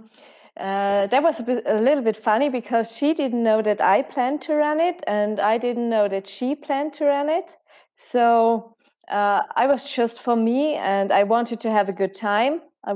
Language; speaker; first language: English; non-native, fluent; German